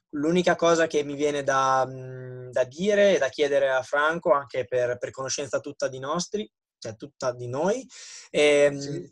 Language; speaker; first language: Italian; native; Italian